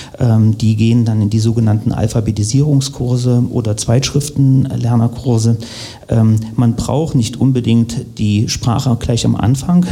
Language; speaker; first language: German; native; German